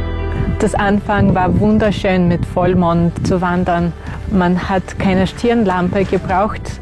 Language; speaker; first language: German; non-native, fluent; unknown